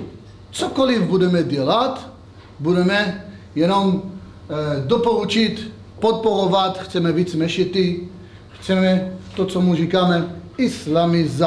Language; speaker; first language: Czech; non-native, fluent; Hebrew